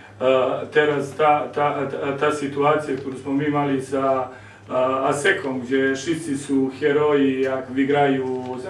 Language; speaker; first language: Polish; non-native, learner; Serbian